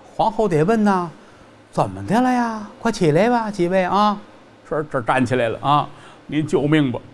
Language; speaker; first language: Chinese; native; Chinese